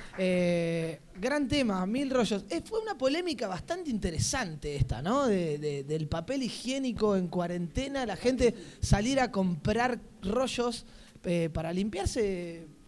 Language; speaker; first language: Spanish; native; Spanish